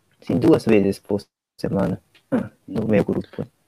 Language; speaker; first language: Portuguese; non-native, learner; Japanese